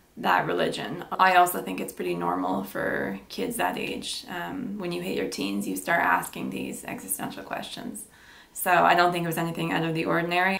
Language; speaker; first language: English; native; English